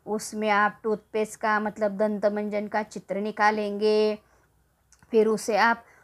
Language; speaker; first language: Hindi; non-native, local second language; Marathi